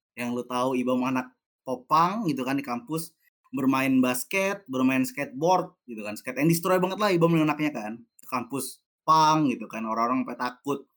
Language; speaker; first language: Indonesian; native; Indonesian